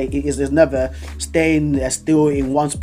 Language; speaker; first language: English; native; English